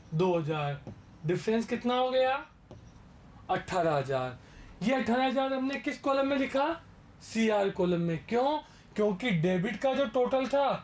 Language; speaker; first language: Hindi; native; Hindi